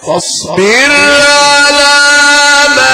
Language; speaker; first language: Arabic; native; Arabic